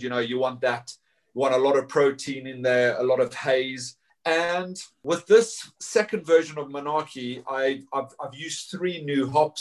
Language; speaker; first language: English; native; English